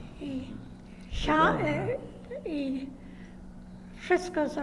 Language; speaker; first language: Polish; early bilingual, heritage; Polish